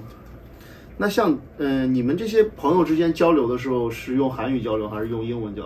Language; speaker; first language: Chinese; native; Chinese